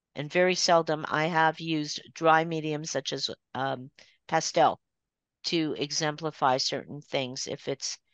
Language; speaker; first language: English; native; English